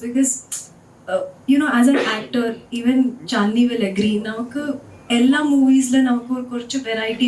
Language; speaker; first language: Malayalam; non-native, learner; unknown